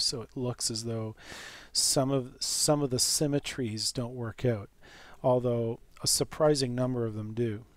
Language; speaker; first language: English; native; English